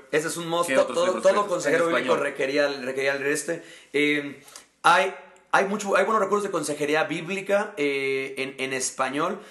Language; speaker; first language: Spanish; native; Spanish